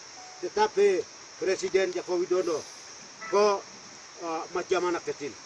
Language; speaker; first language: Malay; non-native, local second language; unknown